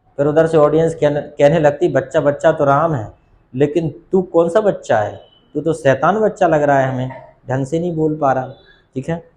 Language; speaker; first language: Hindi; native; Hindi